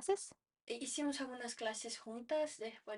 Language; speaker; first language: Spanish; non-native, fluent; Portuguese